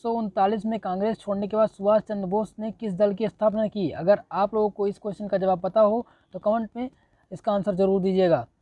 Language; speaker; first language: Hindi; native; Hindi